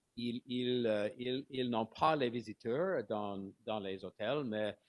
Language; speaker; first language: French; non-native, learner; English